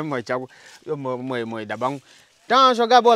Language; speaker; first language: Portuguese; non-native, learner; Vietnamese